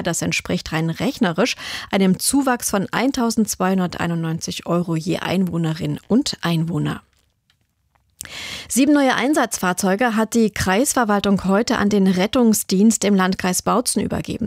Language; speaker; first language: German; native; German